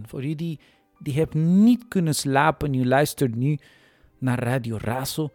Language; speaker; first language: Dutch; non-native, fluent; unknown